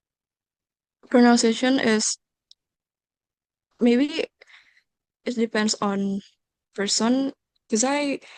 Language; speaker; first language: English; non-native, learner; Indonesian